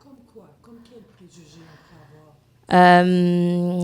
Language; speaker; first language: French; native; French